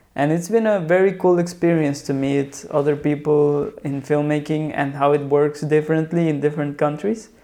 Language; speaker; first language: English; non-native, fluent; Spanish